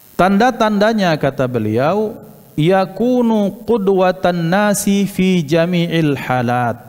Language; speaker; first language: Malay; non-native, local second language; Javanese